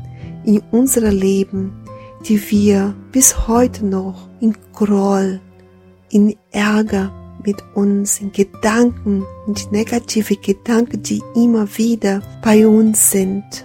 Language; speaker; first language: German; non-native, fluent; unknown